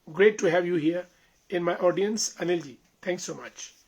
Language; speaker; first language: English; non-native, local second language; Hindi